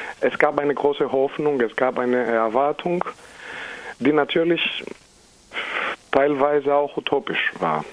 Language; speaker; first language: German; non-native, fluent; Greek